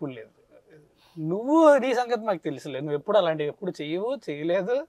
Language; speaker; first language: Telugu; native; Telugu